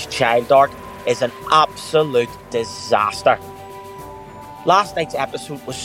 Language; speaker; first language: English; native; English